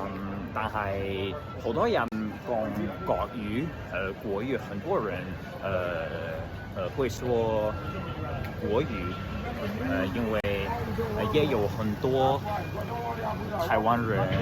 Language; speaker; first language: Chinese; non-native, learner; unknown